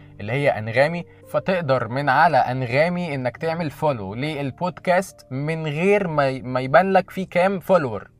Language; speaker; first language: Arabic; native; Arabic